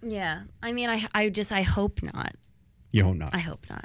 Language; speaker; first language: English; native; English